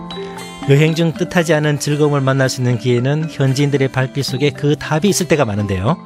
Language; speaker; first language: Korean; native; Korean